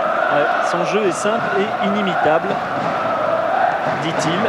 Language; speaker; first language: French; native; French